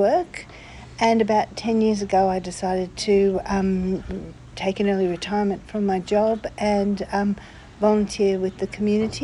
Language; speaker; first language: English; native; English